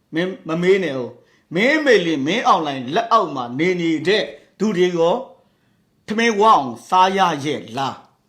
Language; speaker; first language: Burmese; native; Burmese